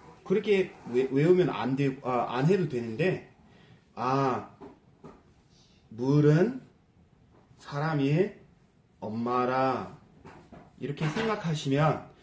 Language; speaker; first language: Korean; non-native, fluent; English